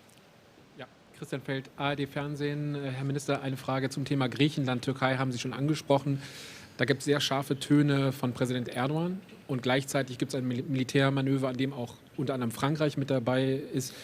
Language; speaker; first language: German; native; German